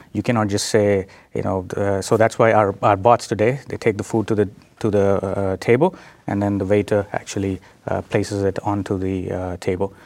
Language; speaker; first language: English; non-native, local second language; Telugu